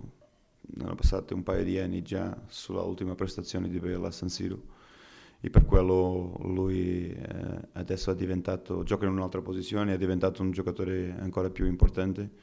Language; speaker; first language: Italian; non-native, fluent; Portuguese